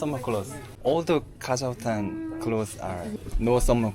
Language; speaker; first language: English; non-native, learner; Korean